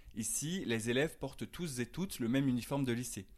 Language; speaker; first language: French; native; French